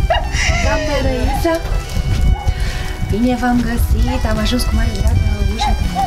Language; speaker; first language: Romanian; native; Romanian